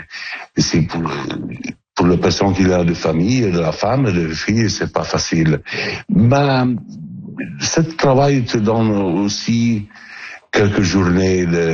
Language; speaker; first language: French; non-native, learner; Italian